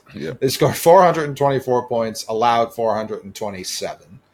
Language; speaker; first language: English; native; English